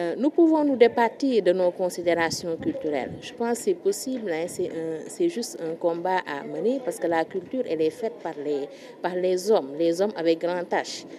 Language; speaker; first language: French; non-native, local second language; Wolof